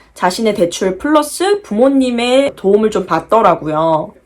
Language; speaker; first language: Korean; native; Korean